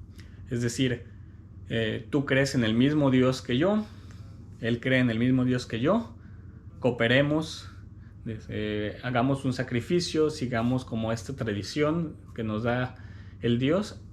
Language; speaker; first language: Spanish; native; Spanish